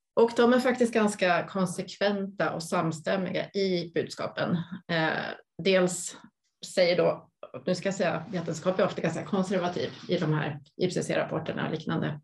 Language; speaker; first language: Swedish; native; Swedish